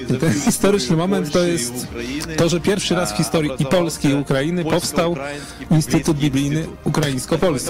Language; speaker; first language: Polish; non-native, learner; Russian